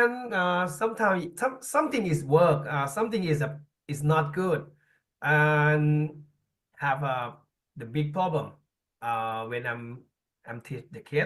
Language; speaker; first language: English; non-native, learner; Thai